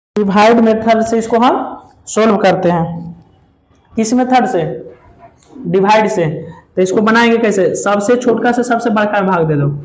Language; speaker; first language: Hindi; native; Hindi